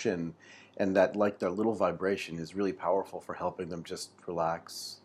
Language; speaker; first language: English; native; English